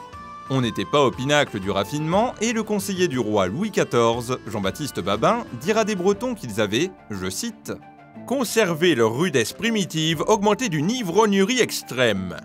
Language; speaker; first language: French; native; French